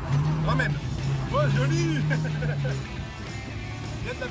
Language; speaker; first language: French; native; French